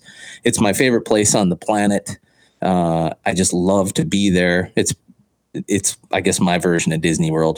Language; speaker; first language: English; native; English